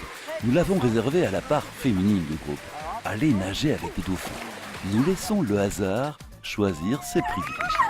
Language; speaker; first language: French; native; French